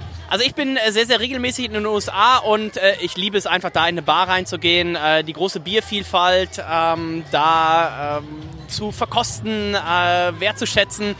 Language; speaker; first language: German; native; German